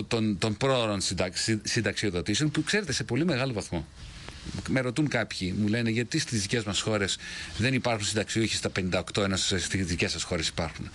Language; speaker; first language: Greek; native; Greek